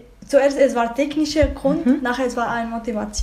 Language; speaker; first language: German; non-native, learner; Arabic